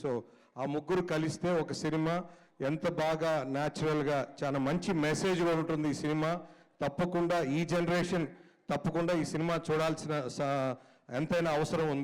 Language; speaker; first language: Telugu; native; Telugu